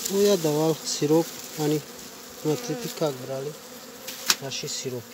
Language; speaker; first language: Russian; non-native, learner; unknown